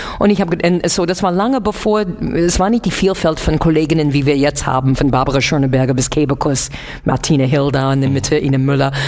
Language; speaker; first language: German; non-native, fluent; English